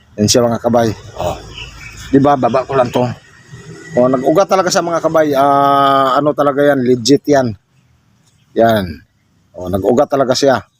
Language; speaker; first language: Filipino; non-native, local second language; Cebuano